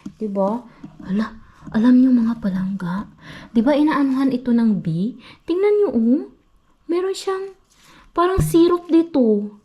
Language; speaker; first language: Filipino; non-native, local second language; Hiligaynon